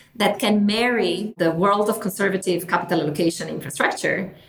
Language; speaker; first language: English; non-native, fluent; Italian